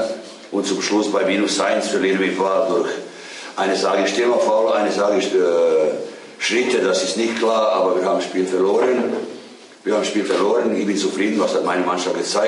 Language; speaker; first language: German; non-native, fluent; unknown